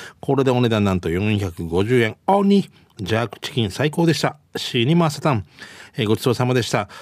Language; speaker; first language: Japanese; native; Japanese